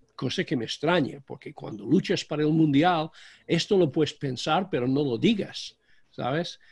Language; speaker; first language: Spanish; non-native, fluent; English